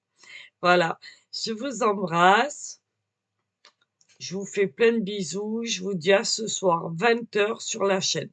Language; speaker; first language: French; native; French